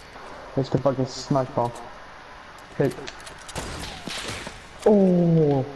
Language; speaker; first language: Swedish; early bilingual, other home language; Turkish